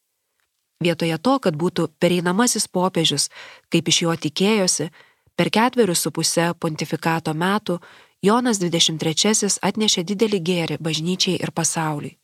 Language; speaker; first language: Lithuanian; native; Lithuanian